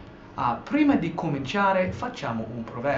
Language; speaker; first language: Italian; non-native, fluent; English